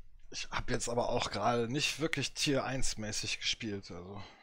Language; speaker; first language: German; early bilingual, other home language; French